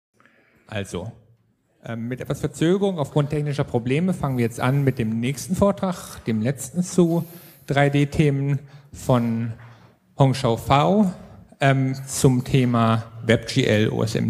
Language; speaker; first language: German; native; German